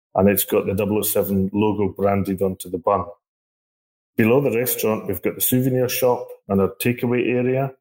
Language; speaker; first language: English; native; English